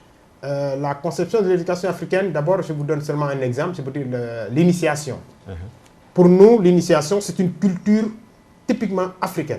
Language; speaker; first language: French; non-native, local second language; Wolof